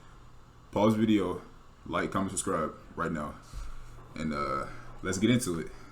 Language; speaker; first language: English; native; English